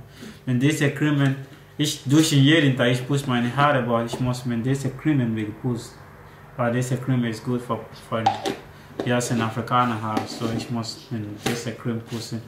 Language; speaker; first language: German; non-native, learner; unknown